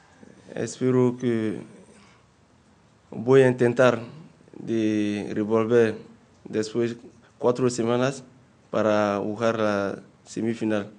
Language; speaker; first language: Spanish; non-native, learner; French